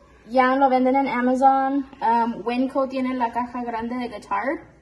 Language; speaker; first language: Spanish; early bilingual, other home language; English